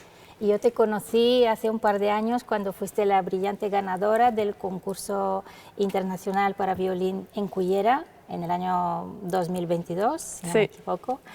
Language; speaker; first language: Spanish; native; Spanish